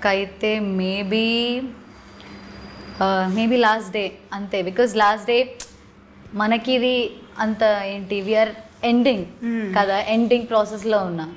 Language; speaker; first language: Telugu; non-native, learner; Malayalam